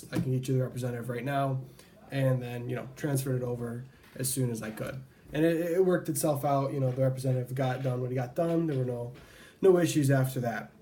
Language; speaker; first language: English; native; English